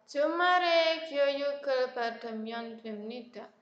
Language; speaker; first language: Korean; non-native, learner; Indonesian